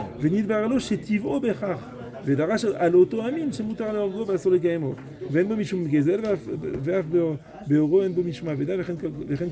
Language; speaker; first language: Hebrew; non-native, fluent; French